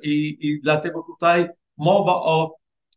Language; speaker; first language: Polish; non-native, fluent; Arabic